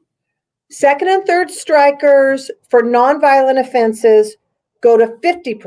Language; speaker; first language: English; native; English